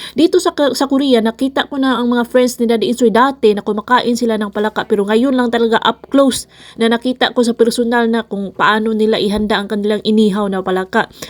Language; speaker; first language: Filipino; non-native, local second language; Cebuano